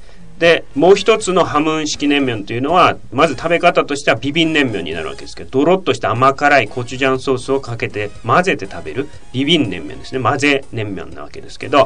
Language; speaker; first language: Japanese; native; Japanese